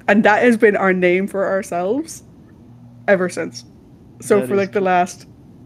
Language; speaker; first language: English; native; English